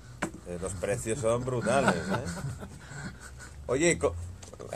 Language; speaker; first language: Spanish; native; Spanish